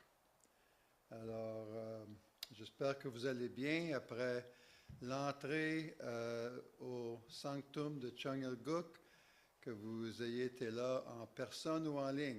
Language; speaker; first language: French; native; French